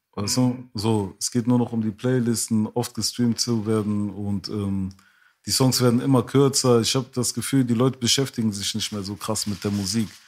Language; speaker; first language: German; early bilingual, other home language; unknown